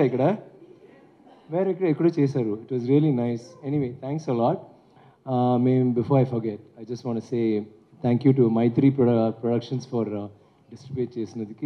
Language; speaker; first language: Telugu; non-native, learner; Tamil